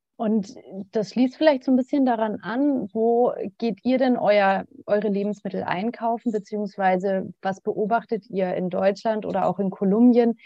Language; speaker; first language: German; native; German